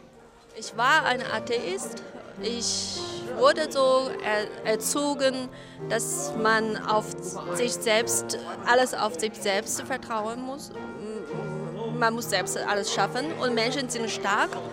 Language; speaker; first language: German; non-native, fluent; Chinese